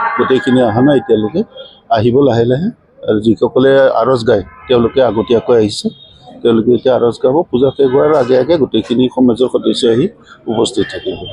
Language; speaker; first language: Assamese; non-native, local second language; Bodo